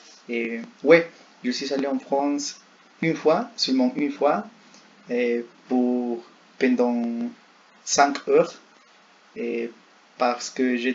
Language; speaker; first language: French; non-native, learner; Spanish